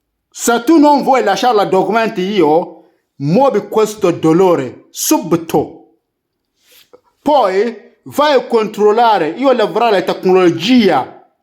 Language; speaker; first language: Italian; non-native, learner; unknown